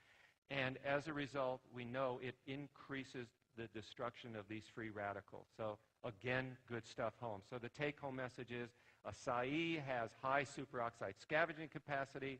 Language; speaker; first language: English; native; English